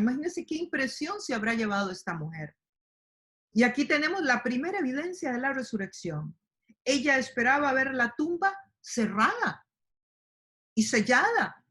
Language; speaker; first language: Spanish; native; Spanish